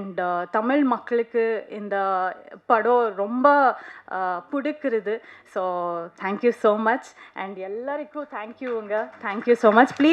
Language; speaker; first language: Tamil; non-native, fluent; Kannada